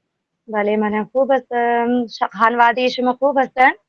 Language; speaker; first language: Persian; non-native, learner; Urdu